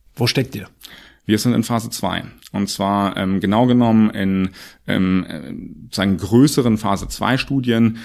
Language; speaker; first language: German; native; German